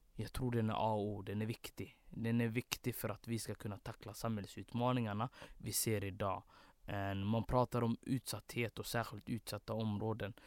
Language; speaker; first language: Swedish; early bilingual, other home language; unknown